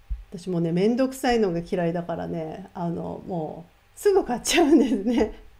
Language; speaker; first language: Japanese; native; Japanese